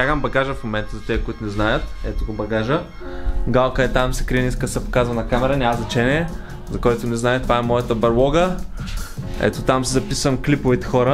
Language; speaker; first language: Bulgarian; native; Bulgarian